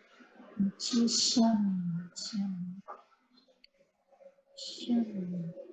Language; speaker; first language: Chinese; non-native, learner; Indonesian